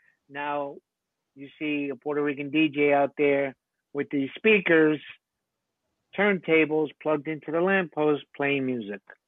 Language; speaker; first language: English; early bilingual, other home language; Spanish